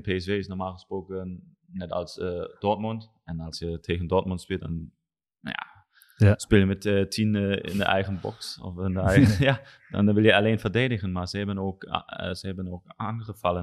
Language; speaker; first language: Dutch; non-native, learner; German